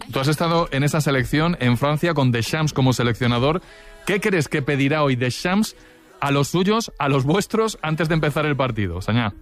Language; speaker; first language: Spanish; native; Spanish